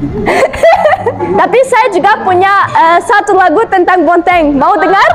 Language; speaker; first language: Indonesian; non-native, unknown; German